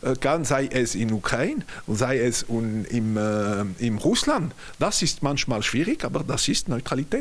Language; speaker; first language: German; non-native, local second language; French